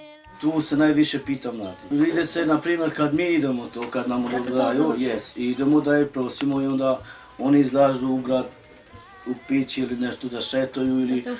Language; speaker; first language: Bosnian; non-native, local second language; Romany